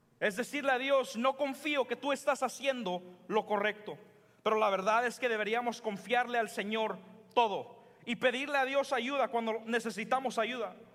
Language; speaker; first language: Spanish; early bilingual, heritage; Spanish